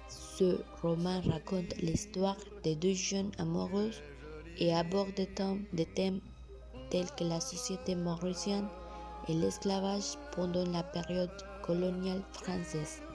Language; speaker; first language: French; non-native, learner; Spanish